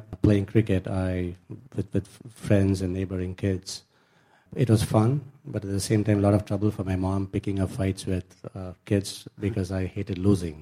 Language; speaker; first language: English; non-native, local second language; Tamil